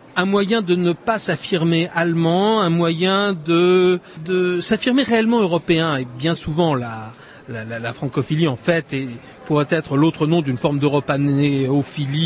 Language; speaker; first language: French; native; French